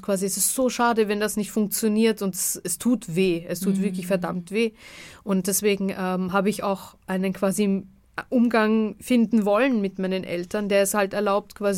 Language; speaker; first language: German; native; German